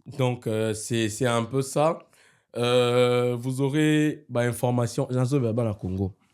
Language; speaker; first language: French; non-native, local second language; Lingala